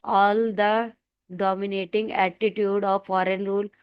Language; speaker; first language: English; non-native, local second language; Punjabi